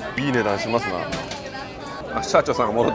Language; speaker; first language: Japanese; native; Japanese